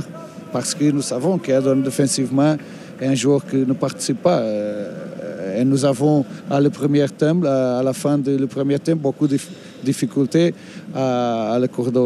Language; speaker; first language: French; non-native, learner; Portuguese